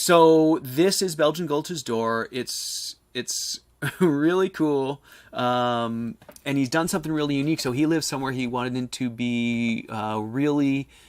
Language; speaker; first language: English; native; English